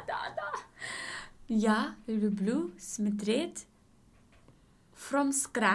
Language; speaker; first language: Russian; non-native, learner; English